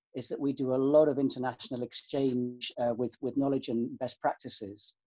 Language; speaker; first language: English; native; English